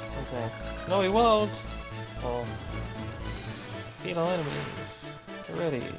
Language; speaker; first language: English; native; English